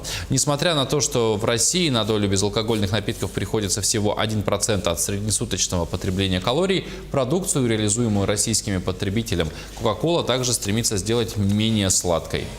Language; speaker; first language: Russian; native; Russian